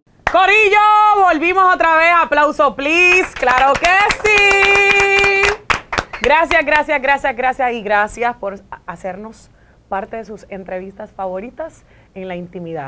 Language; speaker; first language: Spanish; native; Spanish